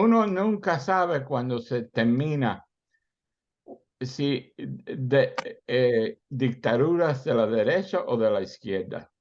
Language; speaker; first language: Spanish; early bilingual, heritage; Spanish